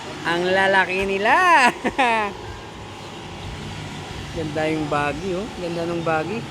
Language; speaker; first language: Filipino; native; Filipino